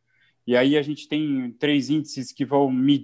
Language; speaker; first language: Portuguese; native; Portuguese